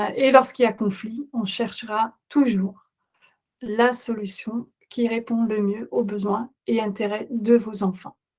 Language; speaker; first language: French; non-native, fluent; Dutch